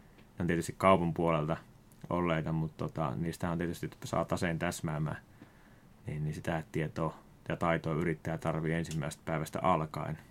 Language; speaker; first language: Finnish; native; Finnish